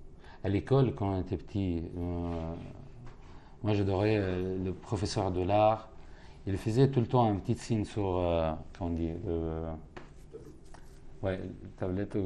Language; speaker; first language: French; non-native, fluent; Arabic